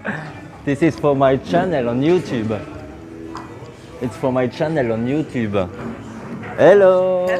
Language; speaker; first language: English; non-native, learner; French